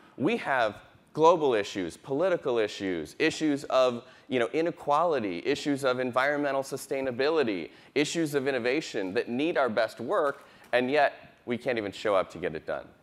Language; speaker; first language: English; native; English